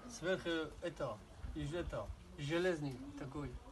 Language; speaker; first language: Russian; non-native, learner; Tajik